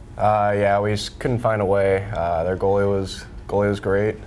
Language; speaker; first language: English; native; English